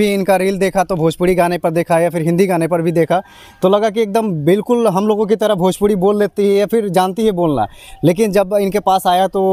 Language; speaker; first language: Hindi; native; Hindi